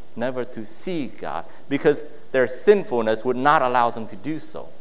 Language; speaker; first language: English; early bilingual, other home language; Vietnamese